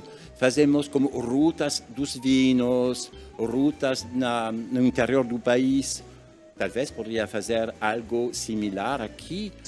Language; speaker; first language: Portuguese; non-native, learner; French